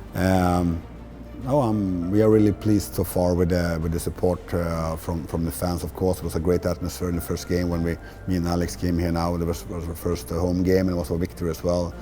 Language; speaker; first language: English; non-native, fluent; Swedish